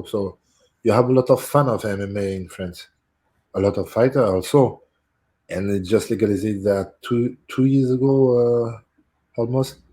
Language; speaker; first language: English; non-native, fluent; French